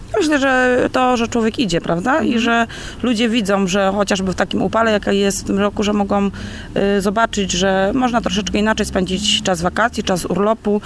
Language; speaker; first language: Polish; native; Polish